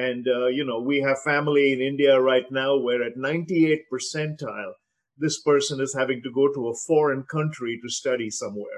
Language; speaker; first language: English; non-native, local second language; Telugu